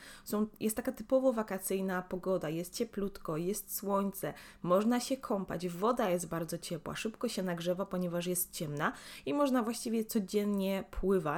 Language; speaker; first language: Polish; native; Polish